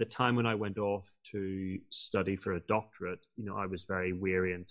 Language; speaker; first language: English; native; English